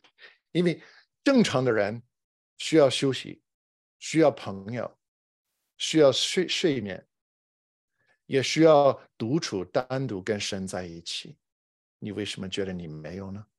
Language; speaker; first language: Chinese; non-native, fluent; English